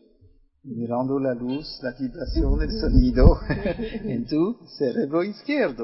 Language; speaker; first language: Spanish; non-native, fluent; French